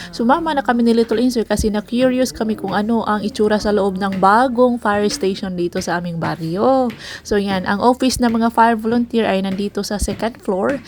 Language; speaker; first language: Filipino; non-native, local second language; Cebuano